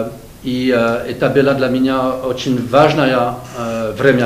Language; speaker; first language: Russian; non-native, fluent; French